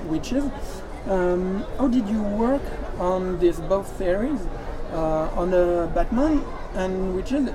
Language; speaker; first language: English; non-native, learner; French